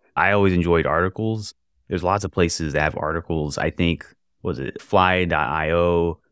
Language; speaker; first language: English; native; English